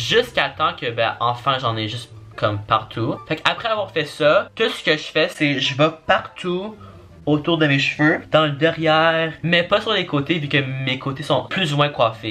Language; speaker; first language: French; native; French